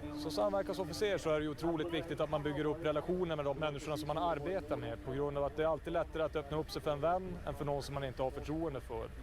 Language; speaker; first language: Swedish; native; Swedish